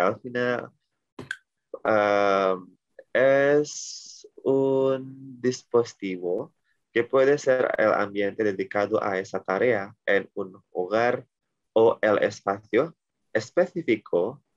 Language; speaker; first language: Spanish; non-native, learner; Indonesian